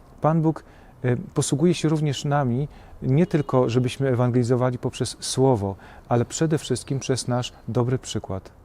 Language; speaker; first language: Polish; native; Polish